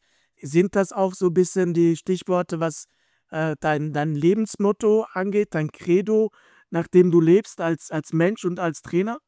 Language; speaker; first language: German; native; German